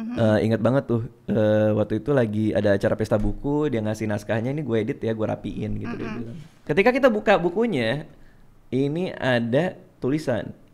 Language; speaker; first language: Indonesian; native; Indonesian